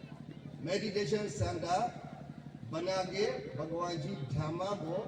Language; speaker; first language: Hindi; non-native, fluent; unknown